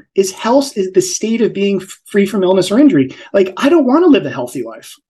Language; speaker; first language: English; native; English